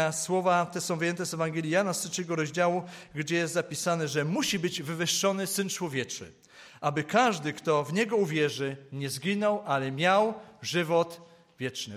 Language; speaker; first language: Polish; native; Polish